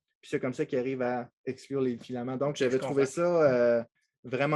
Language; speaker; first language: French; native; French